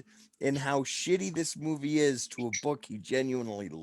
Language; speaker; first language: English; native; English